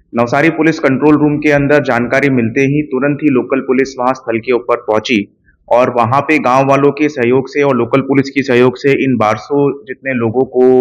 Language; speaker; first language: Hindi; non-native, local second language; Gujarati